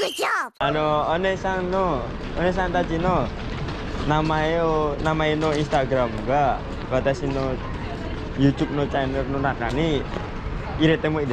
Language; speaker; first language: Japanese; non-native, learner; Indonesian